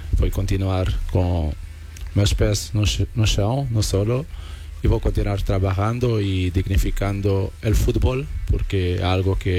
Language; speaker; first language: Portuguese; non-native, local second language; Kabuverdianu